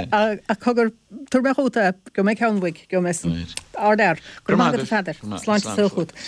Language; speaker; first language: Irish; native; Irish